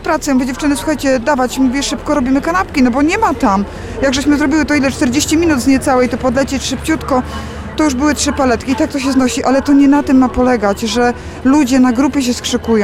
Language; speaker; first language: Polish; native; Polish